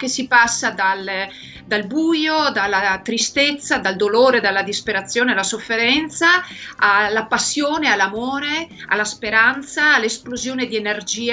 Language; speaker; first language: Italian; native; Italian